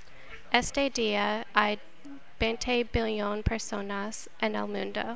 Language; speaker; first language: Spanish; non-native, learner; English